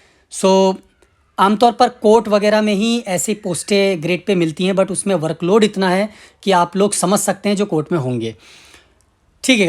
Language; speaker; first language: Hindi; native; Hindi